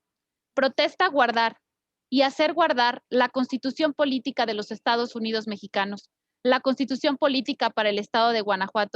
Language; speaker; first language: Spanish; native; Spanish